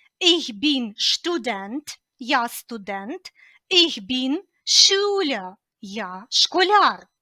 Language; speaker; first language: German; non-native, fluent; Ukrainian